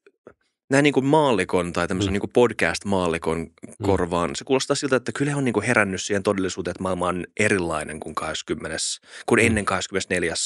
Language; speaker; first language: Finnish; native; Finnish